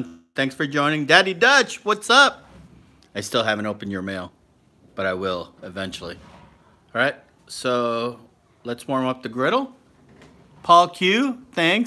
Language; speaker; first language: English; native; English